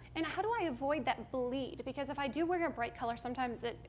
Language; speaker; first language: English; native; English